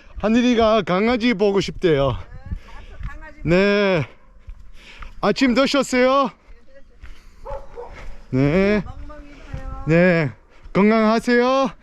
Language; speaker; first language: Korean; non-native, learner; English